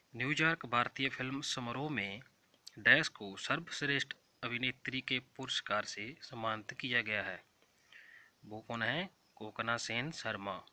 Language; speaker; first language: Hindi; non-native, local second language; Punjabi